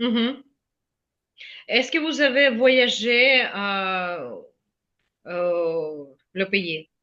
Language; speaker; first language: French; non-native, fluent; Ukrainian